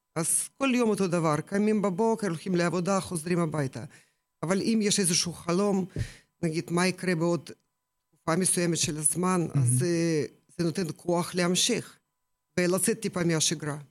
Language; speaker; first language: Hebrew; non-native, fluent; Russian